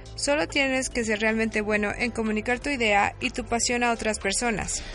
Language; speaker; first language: Spanish; non-native, fluent; English